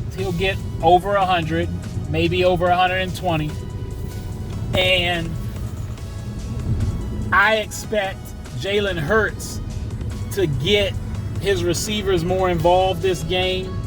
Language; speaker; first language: English; native; English